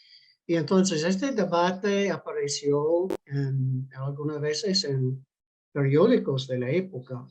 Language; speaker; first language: Spanish; non-native, fluent; English